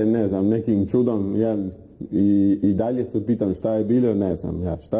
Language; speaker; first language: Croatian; non-native, fluent; Spanish